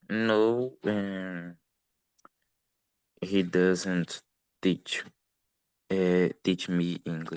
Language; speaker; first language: English; non-native, learner; Portuguese